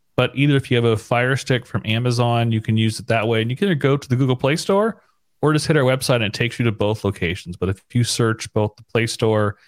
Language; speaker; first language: English; native; English